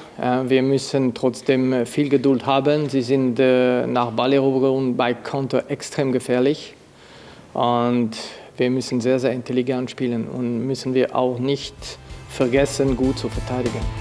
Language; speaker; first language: German; non-native, local second language; French